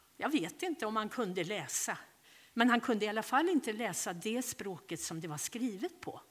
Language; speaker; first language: Swedish; native; Swedish